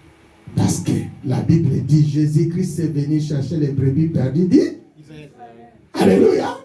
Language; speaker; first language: French; non-native, local second language; Lingala